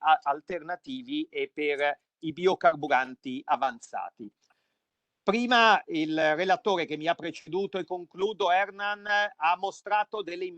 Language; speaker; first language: Italian; native; Italian